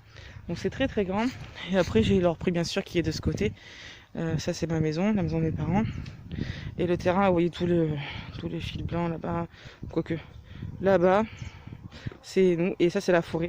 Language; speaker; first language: French; native; French